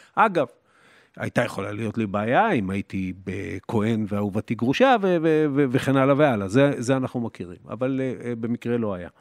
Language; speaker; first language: Hebrew; native; Hebrew